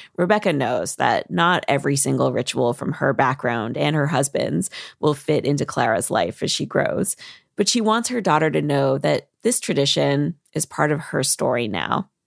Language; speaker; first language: English; native; English